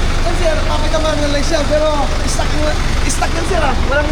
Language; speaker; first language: Filipino; native; Filipino